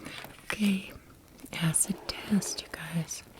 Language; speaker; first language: English; native; English